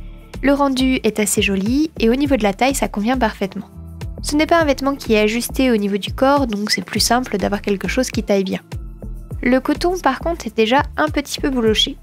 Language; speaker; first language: French; native; French